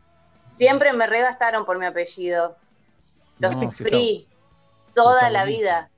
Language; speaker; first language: Spanish; native; Spanish